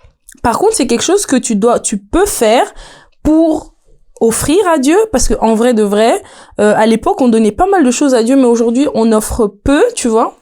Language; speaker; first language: French; native; French